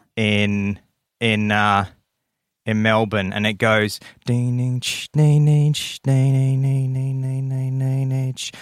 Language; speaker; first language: English; native; English